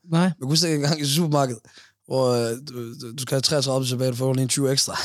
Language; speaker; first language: Danish; early bilingual, other home language; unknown